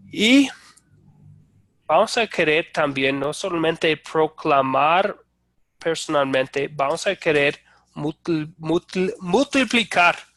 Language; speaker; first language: Spanish; non-native, fluent; English